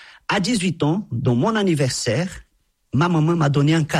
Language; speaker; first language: French; non-native, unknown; Portuguese